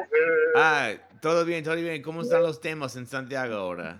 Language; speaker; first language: Spanish; non-native, learner; English